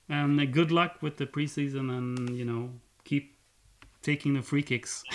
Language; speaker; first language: English; non-native, fluent; Swedish